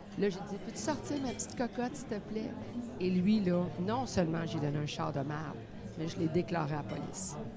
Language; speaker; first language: French; native; French